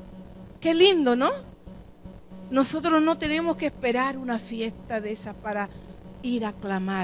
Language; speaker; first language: Spanish; native; Spanish